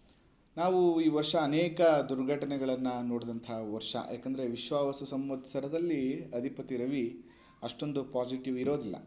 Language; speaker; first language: Kannada; native; Kannada